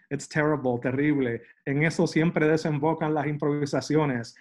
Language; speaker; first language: Spanish; early bilingual, heritage; Spanish